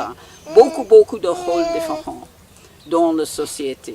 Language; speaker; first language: French; non-native, learner; English